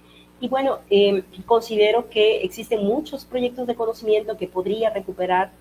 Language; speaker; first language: Spanish; native; Spanish